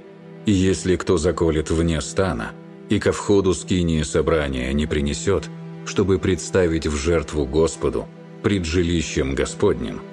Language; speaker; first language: Russian; native; Russian